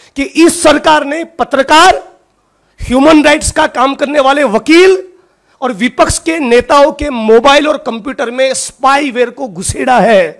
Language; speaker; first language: Hindi; non-native, local second language; Gujarati